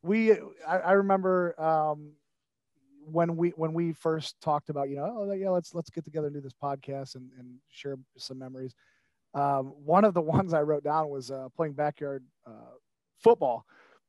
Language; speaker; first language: English; native; English